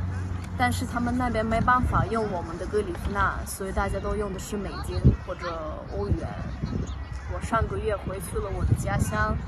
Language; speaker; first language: Chinese; non-native, fluent; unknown